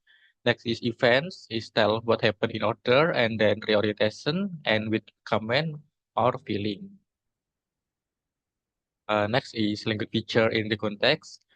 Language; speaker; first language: English; non-native, learner; Indonesian